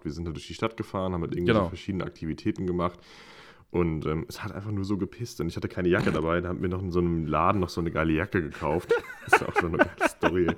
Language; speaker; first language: German; native; German